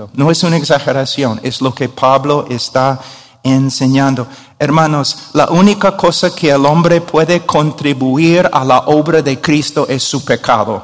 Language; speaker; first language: Spanish; non-native, fluent; English